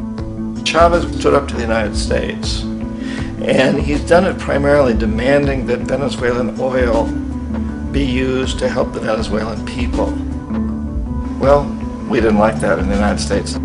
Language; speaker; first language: English; native; English